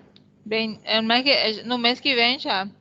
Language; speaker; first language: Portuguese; non-native, fluent; Spanish